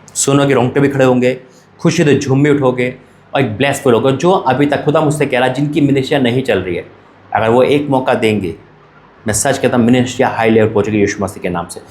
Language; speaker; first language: Hindi; native; Hindi